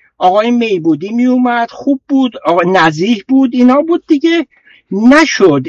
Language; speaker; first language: Persian; non-native, local second language; Azerbaijani